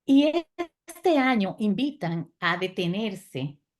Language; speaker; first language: Spanish; native; Spanish